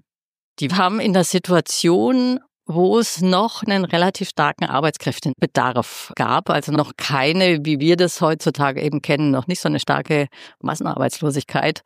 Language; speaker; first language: German; native; German